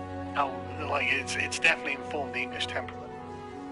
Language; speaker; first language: English; native; English